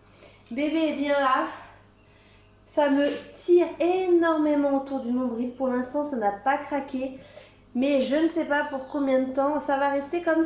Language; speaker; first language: French; native; French